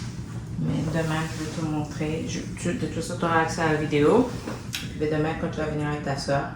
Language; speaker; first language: French; native; French